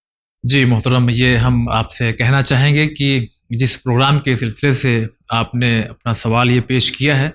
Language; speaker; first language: Urdu; native; Urdu